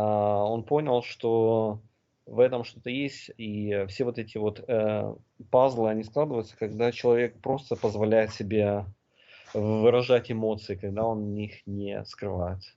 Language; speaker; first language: Russian; native; Russian